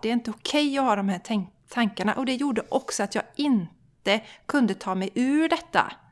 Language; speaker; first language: Swedish; native; Swedish